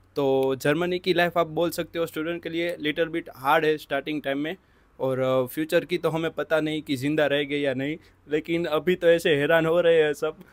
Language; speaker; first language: Hindi; non-native, local second language; Gujarati